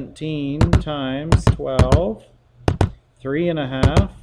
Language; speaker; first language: English; native; English